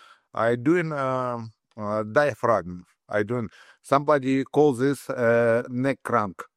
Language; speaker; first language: English; non-native, learner; Russian